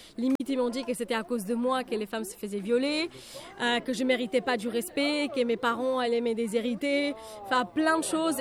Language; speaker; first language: French; non-native, fluent; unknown